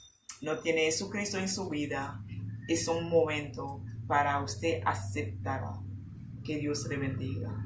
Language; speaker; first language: Spanish; non-native, learner; Haitian Creole